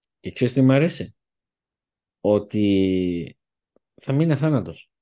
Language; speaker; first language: Greek; early bilingual, heritage; Greek